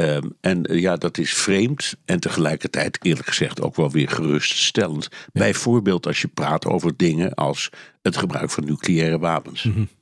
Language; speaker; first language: Dutch; native; Dutch